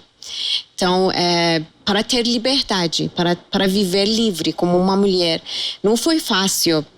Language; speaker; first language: Portuguese; non-native, fluent; Persian